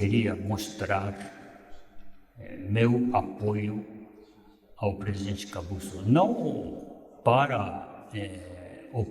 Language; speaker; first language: Portuguese; non-native, fluent; Japanese